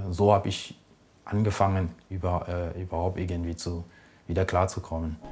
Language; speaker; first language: German; non-native, fluent; French